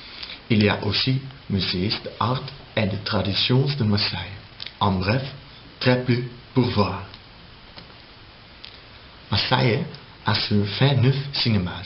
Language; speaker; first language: French; non-native, learner; Dutch